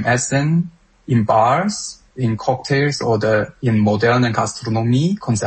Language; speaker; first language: German; non-native, fluent; Korean